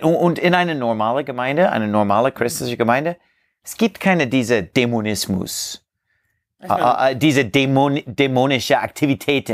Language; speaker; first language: German; non-native, learner; English